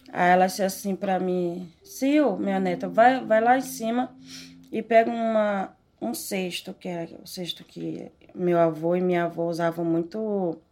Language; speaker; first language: Portuguese; native; Portuguese